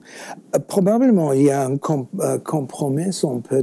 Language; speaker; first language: French; non-native, fluent; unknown